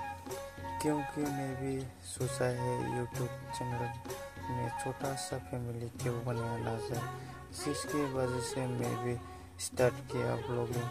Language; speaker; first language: Hindi; non-native, local second language; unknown